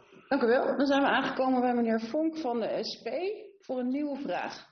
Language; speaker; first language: Dutch; native; Dutch